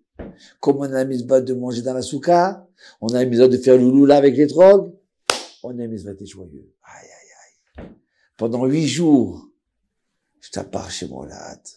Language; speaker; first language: French; native; French